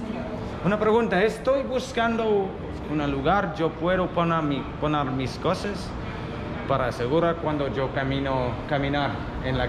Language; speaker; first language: Spanish; non-native, learner; English